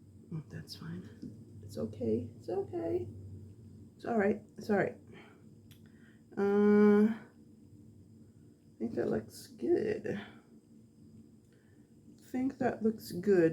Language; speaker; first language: English; native; English